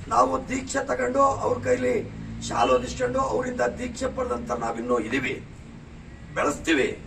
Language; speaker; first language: Kannada; native; Kannada